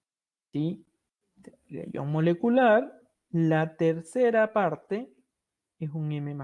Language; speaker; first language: Spanish; native; Spanish